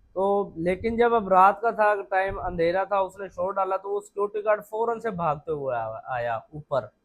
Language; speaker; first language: Urdu; non-native, local second language; Punjabi